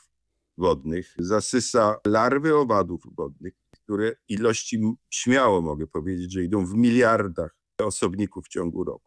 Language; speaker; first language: Polish; native; Polish